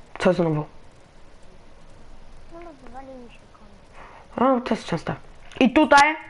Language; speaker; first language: Polish; native; Polish